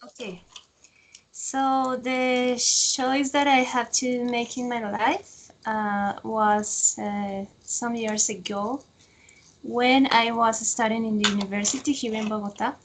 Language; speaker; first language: English; non-native, fluent; Spanish